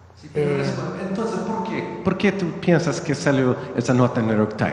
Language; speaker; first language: Spanish; non-native, learner; Swedish